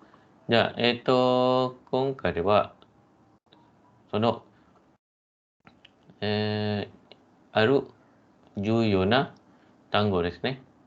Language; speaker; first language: Japanese; non-native, fluent; Malay